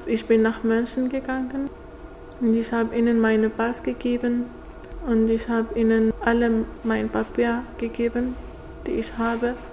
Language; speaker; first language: German; non-native, learner; Arabic